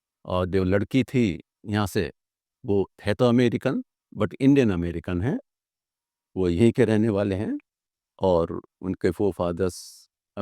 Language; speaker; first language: Hindi; native; Hindi